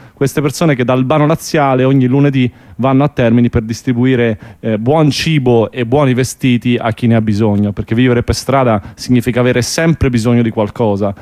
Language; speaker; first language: Italian; native; Italian